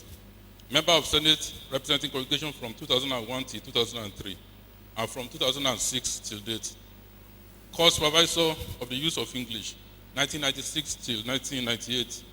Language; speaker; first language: English; non-native, local second language; Yoruba